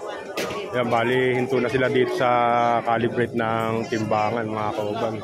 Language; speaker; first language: Filipino; non-native, local second language; Cebuano